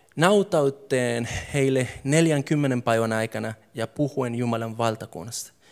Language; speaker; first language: Finnish; non-native, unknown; English